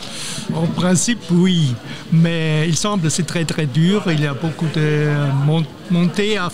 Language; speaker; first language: French; non-native, fluent; German